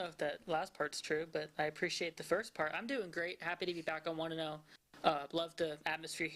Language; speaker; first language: English; native; English